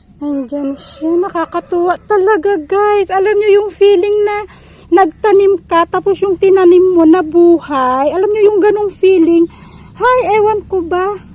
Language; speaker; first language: Filipino; non-native, local second language; Iloko